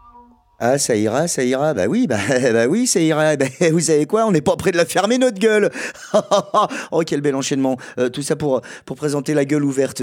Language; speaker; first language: French; native; French